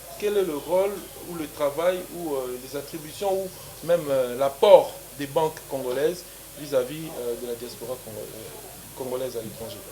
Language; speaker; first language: French; non-native, local second language; Lingala